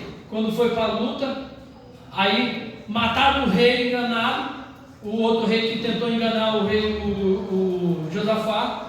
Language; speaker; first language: Portuguese; native; Portuguese